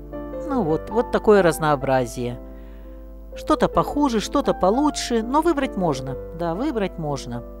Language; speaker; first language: Russian; native; Russian